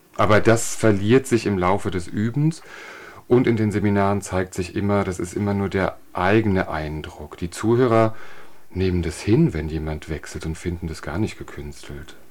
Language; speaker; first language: German; native; German